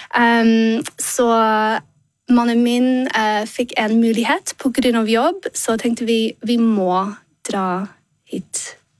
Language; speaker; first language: Norwegian; non-native, learner; English